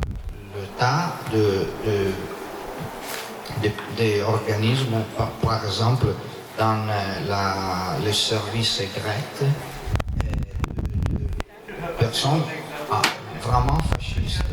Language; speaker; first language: French; non-native, learner; Italian